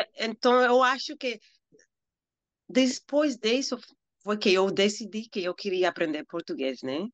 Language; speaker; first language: Portuguese; non-native, learner; Spanish